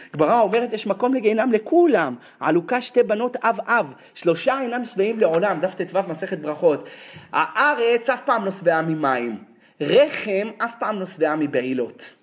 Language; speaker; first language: Hebrew; native; Hebrew